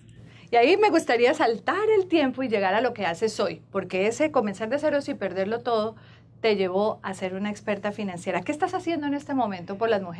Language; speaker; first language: Spanish; native; Spanish